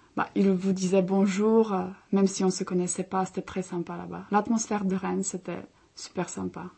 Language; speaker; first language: French; non-native, fluent; Czech